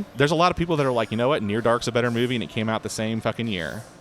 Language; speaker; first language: English; native; English